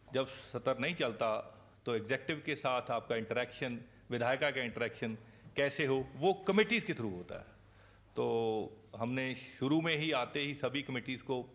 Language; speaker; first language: Hindi; non-native, local second language; Punjabi